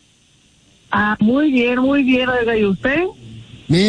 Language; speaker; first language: Spanish; native; Spanish